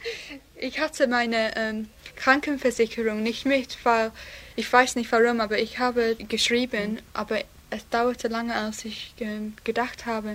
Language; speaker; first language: German; non-native, learner; English